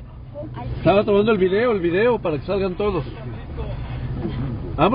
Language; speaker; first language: Spanish; native; Spanish